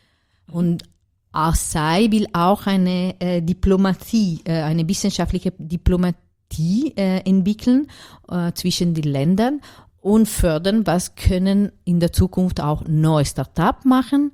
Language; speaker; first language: German; non-native, fluent; Italian